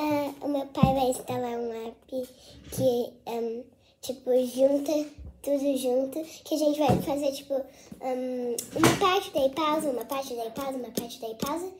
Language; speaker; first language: Portuguese; early bilingual, heritage; Portuguese